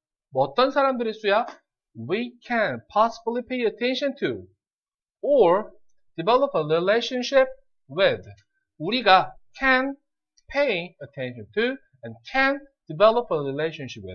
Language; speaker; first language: English; non-native, fluent; Korean